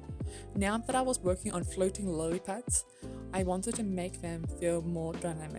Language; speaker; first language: English; native; English